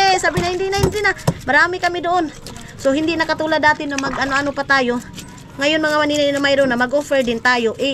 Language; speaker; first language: Filipino; non-native, local second language; Cebuano